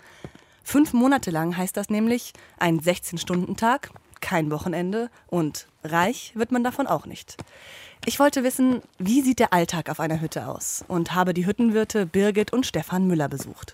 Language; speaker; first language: German; native; German